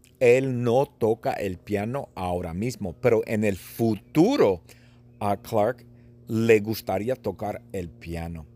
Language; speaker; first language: Spanish; non-native, fluent; English